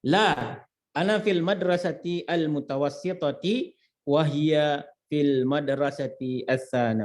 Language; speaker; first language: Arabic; non-native, fluent; Indonesian